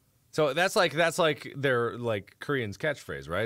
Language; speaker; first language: English; native; English